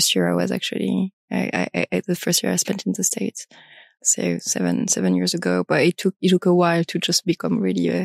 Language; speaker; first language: English; non-native, fluent; French